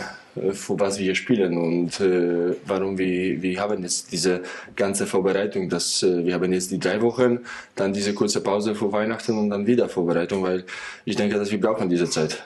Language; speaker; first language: German; non-native, fluent; Polish